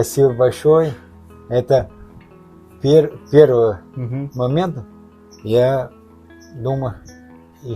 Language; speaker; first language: Russian; non-native, learner; Portuguese